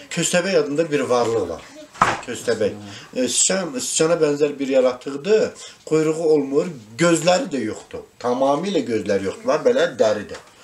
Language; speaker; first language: Azerbaijani; non-native, local second language; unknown